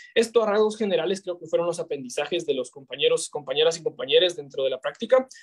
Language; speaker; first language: Spanish; native; Spanish